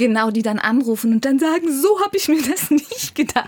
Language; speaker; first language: German; native; German